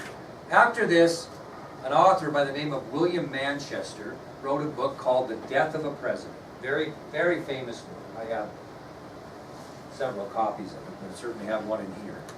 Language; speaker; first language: English; native; English